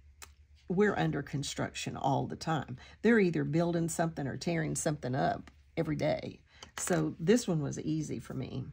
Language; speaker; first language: English; native; English